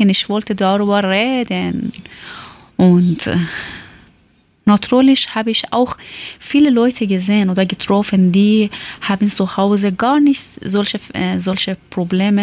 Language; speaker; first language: German; non-native, learner; Persian